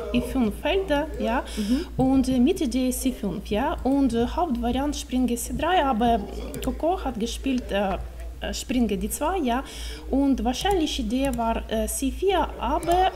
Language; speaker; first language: German; non-native, learner; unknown